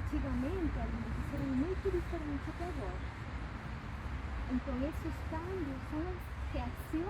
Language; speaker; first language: Portuguese; non-native, fluent; Spanish